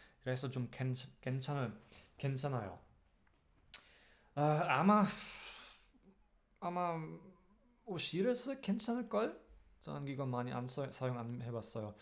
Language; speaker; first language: Korean; non-native, learner; German